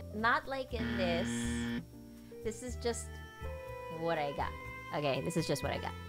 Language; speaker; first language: English; native; English